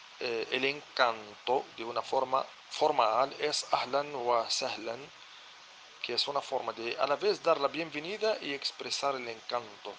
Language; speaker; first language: Spanish; non-native, fluent; Arabic